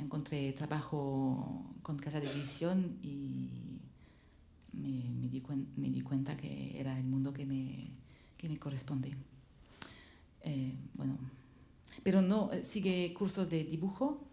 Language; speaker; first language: Spanish; non-native, learner; French